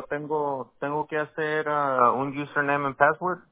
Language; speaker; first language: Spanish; early bilingual, heritage; Spanish